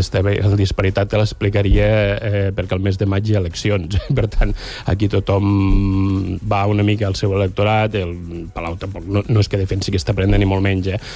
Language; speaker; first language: Catalan; native; Catalan